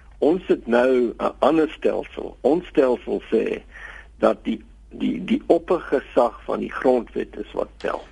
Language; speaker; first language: Afrikaans; non-native, local second language; English